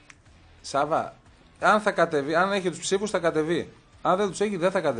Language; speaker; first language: Greek; native; Greek